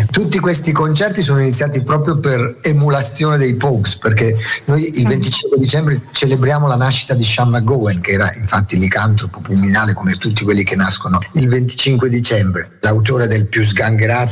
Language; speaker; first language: Italian; native; Italian